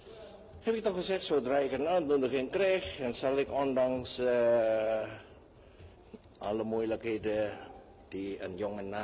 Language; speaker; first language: Dutch; non-native, fluent; Indonesian